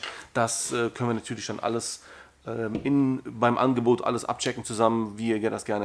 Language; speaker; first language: German; native; German